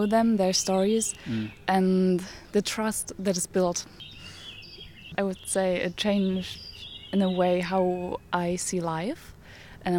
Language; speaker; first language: English; non-native, fluent; German